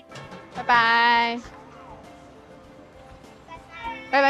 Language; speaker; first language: Chinese; non-native, fluent; Indonesian